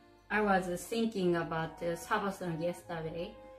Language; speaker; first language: English; non-native, learner; Japanese